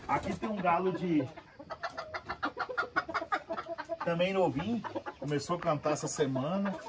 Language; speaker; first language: Portuguese; native; Portuguese